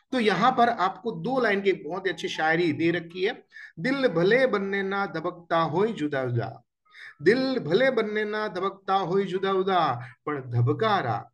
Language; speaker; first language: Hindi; non-native, local second language; Gujarati